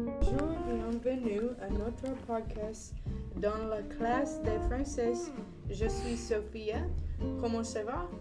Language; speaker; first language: French; non-native, learner; English